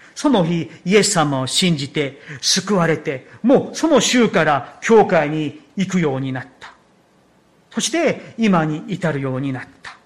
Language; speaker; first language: Japanese; non-native, fluent; Korean